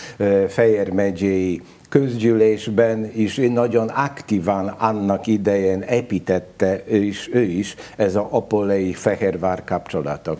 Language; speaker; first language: Hungarian; non-native, learner; Polish